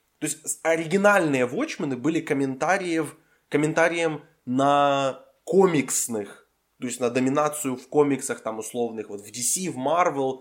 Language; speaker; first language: Russian; native; Russian